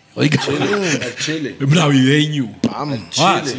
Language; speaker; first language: Spanish; native; Spanish